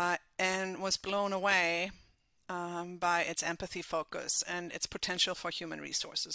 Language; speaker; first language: English; non-native, fluent; German